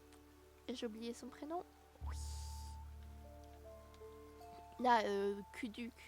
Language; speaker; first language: French; native; French